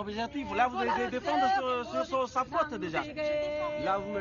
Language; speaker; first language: French; native; French